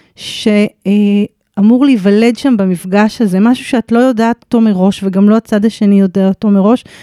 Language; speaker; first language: Hebrew; native; Hebrew